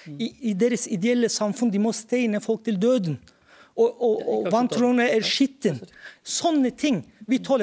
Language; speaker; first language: Norwegian; non-native, fluent; Turkish